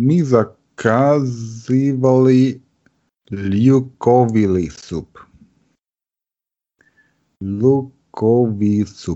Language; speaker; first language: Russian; non-native, learner; German